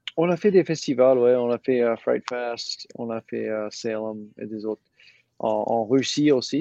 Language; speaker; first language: French; non-native, learner; English